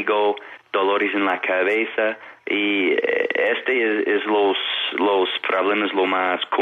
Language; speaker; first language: Spanish; non-native, fluent; English